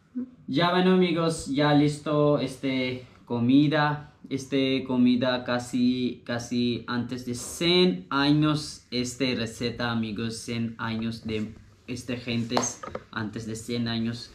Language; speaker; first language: Spanish; non-native, learner; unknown